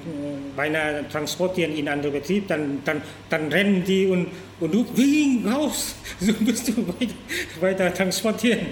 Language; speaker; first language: German; non-native, learner; Vietnamese